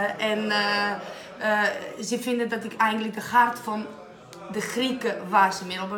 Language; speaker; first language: Dutch; non-native, fluent; Greek